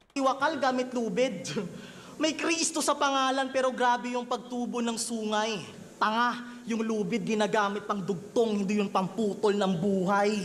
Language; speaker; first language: Filipino; non-native, local second language; Hiligaynon